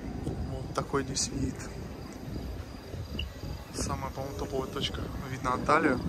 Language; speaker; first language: Russian; native; Russian